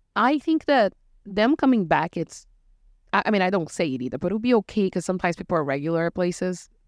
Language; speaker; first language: English; non-native, fluent; Portuguese